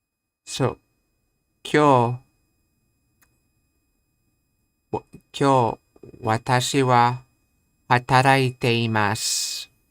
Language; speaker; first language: Japanese; non-native, learner; English